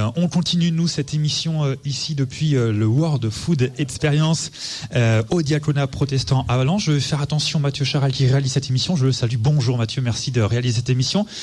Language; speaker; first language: French; native; French